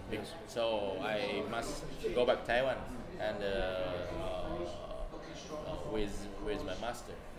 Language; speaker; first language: English; non-native, learner; Japanese